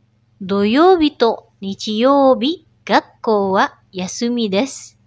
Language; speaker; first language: Japanese; non-native, fluent; Indonesian